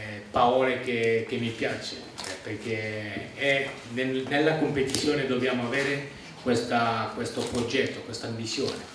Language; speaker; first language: Italian; non-native, fluent; French